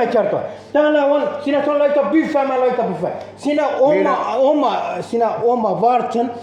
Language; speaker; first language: Finnish; non-native, learner; Turkish